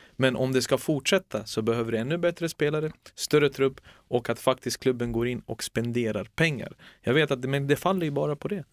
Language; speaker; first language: Swedish; early bilingual, other home language; Serbian